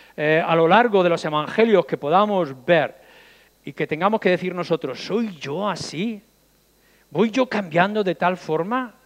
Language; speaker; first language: Spanish; native; Spanish